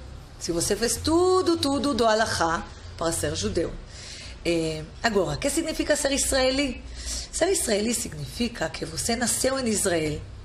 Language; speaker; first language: Portuguese; non-native, fluent; Hebrew